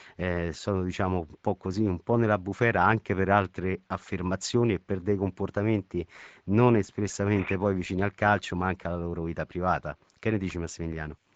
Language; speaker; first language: Italian; native; Italian